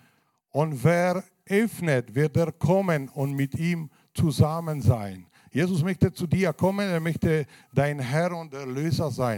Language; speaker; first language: German; non-native, fluent; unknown